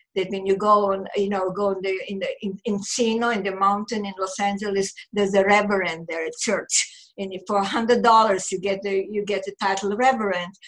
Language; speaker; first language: English; non-native, fluent; German